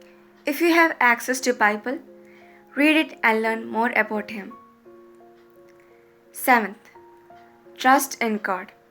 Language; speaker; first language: English; non-native, local second language; Malayalam